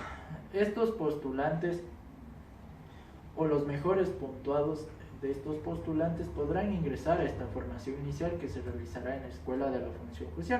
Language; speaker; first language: Spanish; native; Spanish